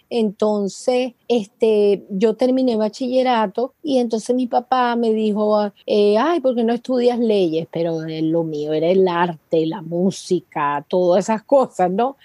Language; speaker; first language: Spanish; native; Spanish